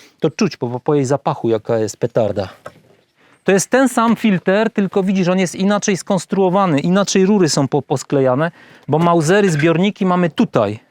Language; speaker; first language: Polish; native; Polish